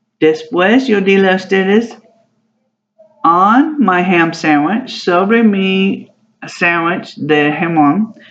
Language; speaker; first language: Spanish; non-native, learner; English